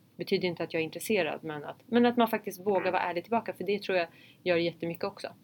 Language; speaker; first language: Swedish; early bilingual, other home language; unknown